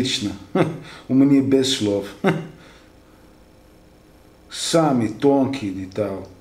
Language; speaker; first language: Russian; non-native, learner; English